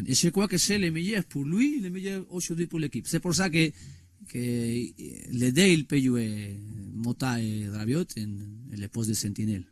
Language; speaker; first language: French; non-native, learner; Spanish